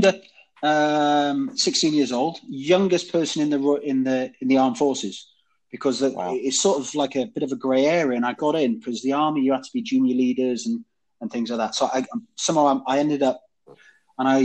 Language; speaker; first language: English; native; English